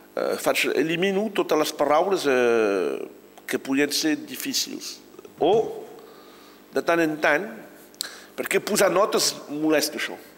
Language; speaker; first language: Catalan; non-native, local second language; French